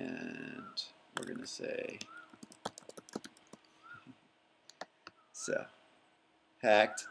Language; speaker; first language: English; native; English